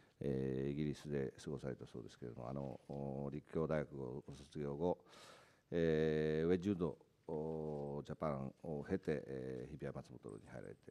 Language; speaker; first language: Japanese; native; Japanese